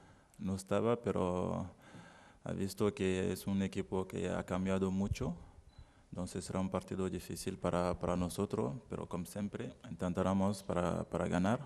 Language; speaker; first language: Spanish; non-native, learner; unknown